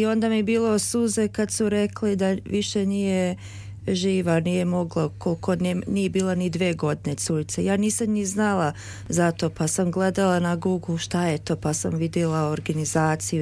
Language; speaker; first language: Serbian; early bilingual, heritage; Serbian